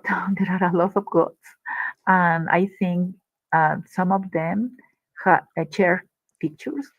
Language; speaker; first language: English; non-native, learner; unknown